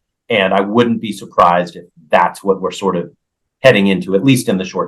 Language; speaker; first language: English; native; English